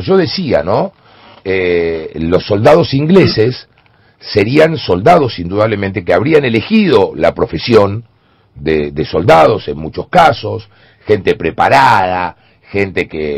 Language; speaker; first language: Spanish; native; Spanish